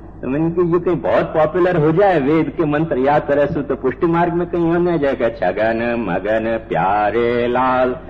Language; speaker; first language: Hindi; native; Hindi